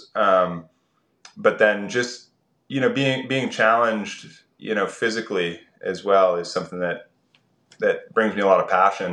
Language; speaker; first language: English; native; English